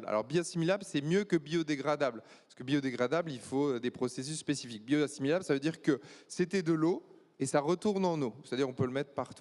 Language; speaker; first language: French; native; French